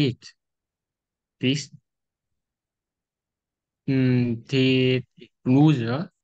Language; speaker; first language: English; non-native, learner; Vietnamese